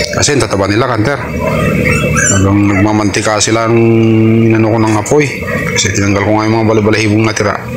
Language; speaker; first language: Filipino; non-native, local second language; Iloko